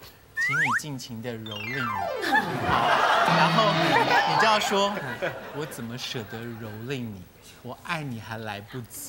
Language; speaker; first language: Chinese; native; Chinese